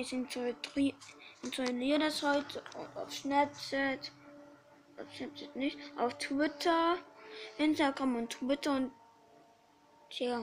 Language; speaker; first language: German; early bilingual, other home language; Polish